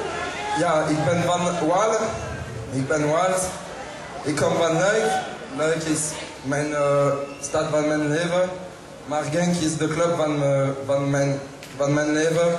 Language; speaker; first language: Dutch; non-native, learner; French